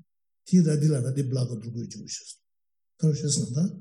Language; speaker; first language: Russian; non-native, learner; Tibetan